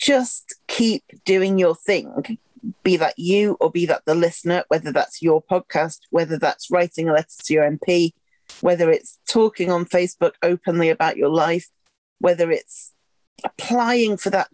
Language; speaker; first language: English; native; English